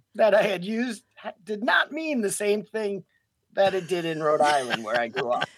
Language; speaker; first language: English; native; English